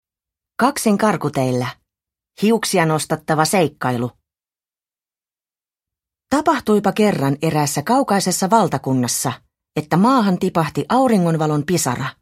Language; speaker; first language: Finnish; native; Finnish